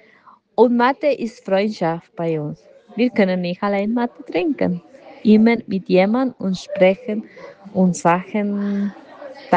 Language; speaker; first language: German; non-native, learner; Spanish